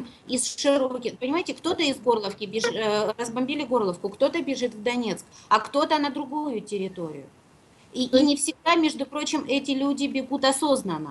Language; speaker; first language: Russian; native; Russian